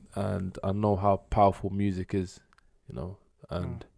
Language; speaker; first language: English; native; English